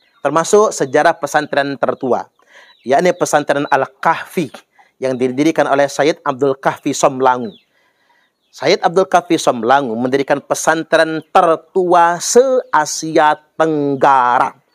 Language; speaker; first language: Indonesian; native; Indonesian